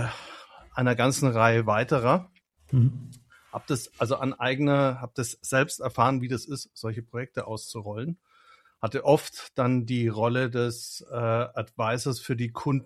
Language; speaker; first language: German; native; German